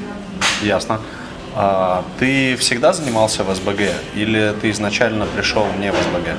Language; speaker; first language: Russian; native; Russian